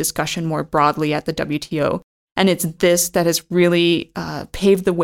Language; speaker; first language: English; native; English